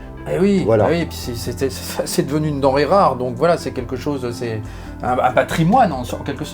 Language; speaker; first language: French; native; French